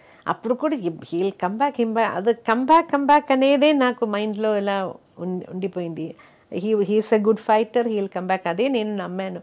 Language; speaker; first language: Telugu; non-native, local second language; Malayalam